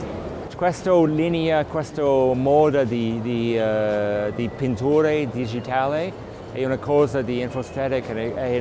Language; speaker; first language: Italian; non-native, learner; English